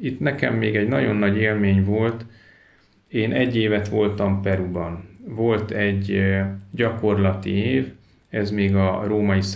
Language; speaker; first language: Hungarian; native; Hungarian